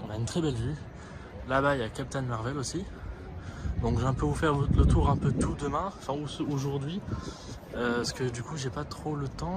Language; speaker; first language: French; native; French